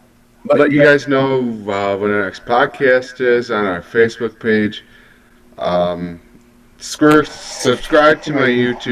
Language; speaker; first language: English; native; English